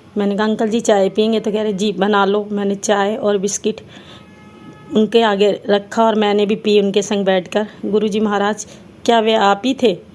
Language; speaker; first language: Hindi; native; Hindi